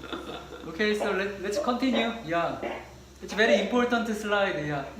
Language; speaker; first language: English; non-native, learner; Korean